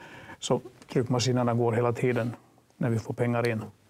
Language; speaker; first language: Swedish; non-native, fluent; Finnish